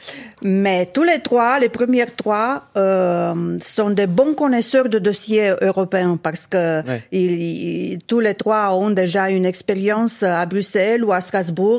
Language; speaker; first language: French; non-native, fluent; Romanian